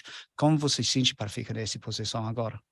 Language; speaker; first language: Portuguese; non-native, learner; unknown